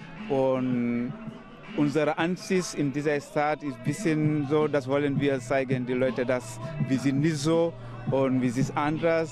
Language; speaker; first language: German; non-native, learner; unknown